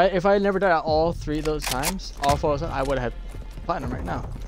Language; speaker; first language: English; native; English